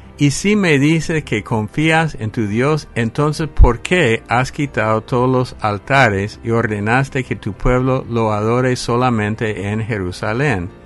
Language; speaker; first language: Spanish; non-native, fluent; English